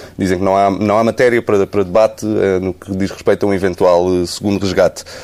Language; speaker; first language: Portuguese; native; Portuguese